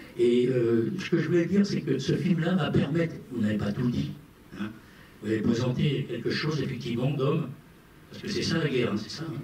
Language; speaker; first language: French; non-native, local second language; Arabic